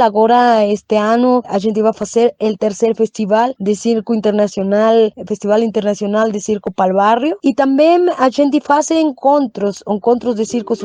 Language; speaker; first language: Portuguese; non-native, learner; Spanish